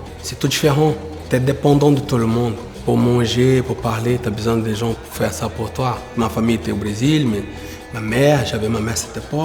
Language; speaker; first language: French; non-native, fluent; Portuguese